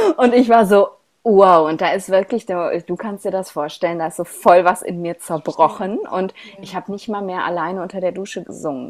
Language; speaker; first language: German; native; German